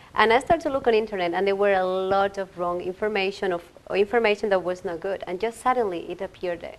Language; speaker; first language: English; non-native, fluent; Spanish